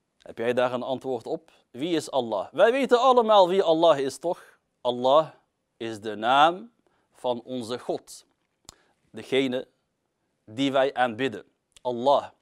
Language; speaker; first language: Dutch; early bilingual, other home language; Arabic